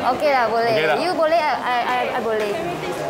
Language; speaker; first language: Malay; non-native, local second language; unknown